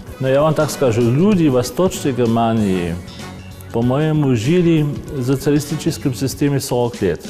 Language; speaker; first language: Russian; non-native, fluent; German